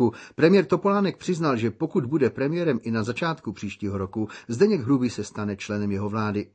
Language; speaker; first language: Czech; native; Czech